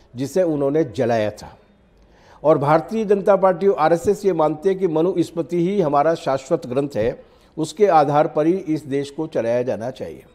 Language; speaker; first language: Hindi; native; Hindi